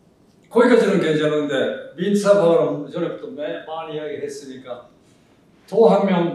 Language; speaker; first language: Korean; early bilingual, heritage; Japanese